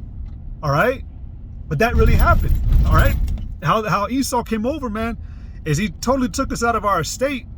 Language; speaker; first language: English; native; English